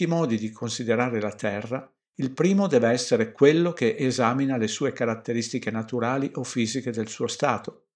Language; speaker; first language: Italian; native; Italian